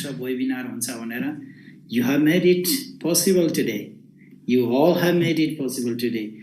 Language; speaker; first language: English; non-native, local second language; Nepali